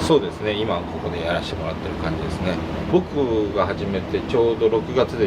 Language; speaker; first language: Japanese; native; Japanese